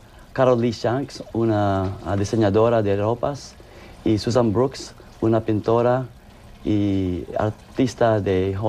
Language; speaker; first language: Spanish; non-native, fluent; English